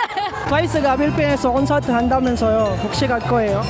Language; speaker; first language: Korean; non-native, learner; Filipino